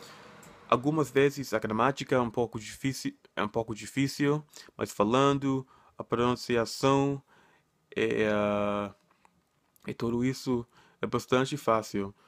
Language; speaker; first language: Portuguese; non-native, learner; English